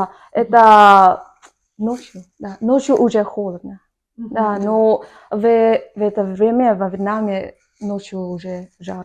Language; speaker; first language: Russian; non-native, learner; Vietnamese